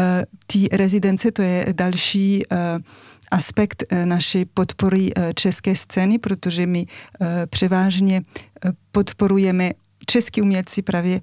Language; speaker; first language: Czech; non-native, fluent; French